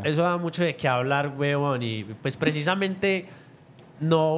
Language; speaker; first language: Spanish; native; Spanish